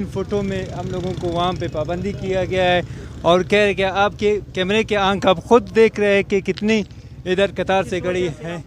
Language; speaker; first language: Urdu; non-native, local second language; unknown